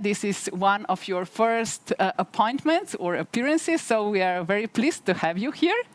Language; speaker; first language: English; non-native, fluent; Slovenian